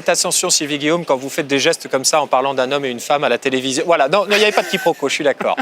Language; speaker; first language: French; native; French